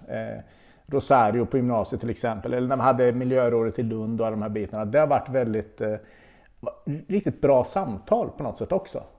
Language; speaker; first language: Swedish; native; Swedish